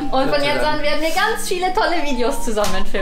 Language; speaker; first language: German; native; German